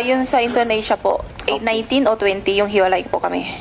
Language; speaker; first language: Filipino; non-native, learner; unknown